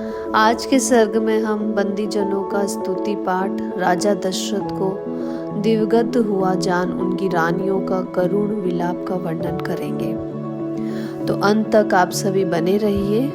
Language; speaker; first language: Hindi; native; Hindi